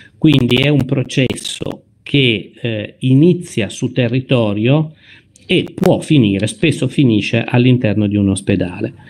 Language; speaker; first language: Italian; native; Italian